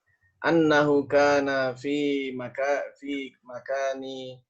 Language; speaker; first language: Arabic; non-native, learner; Indonesian